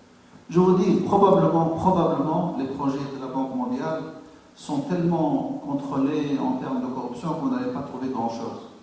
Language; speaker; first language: French; non-native, local second language; Arabic